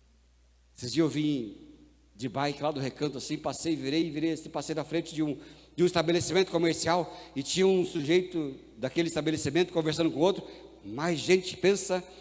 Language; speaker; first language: Portuguese; native; Portuguese